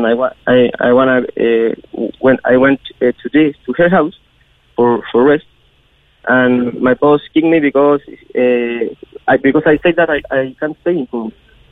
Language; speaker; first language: English; non-native, learner; Spanish